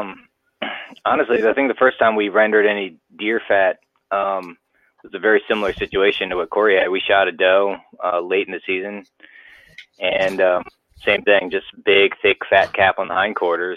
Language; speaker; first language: English; native; English